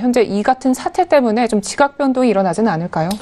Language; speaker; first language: Korean; native; Korean